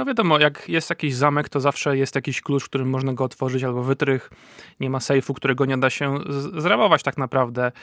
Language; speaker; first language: Polish; native; Polish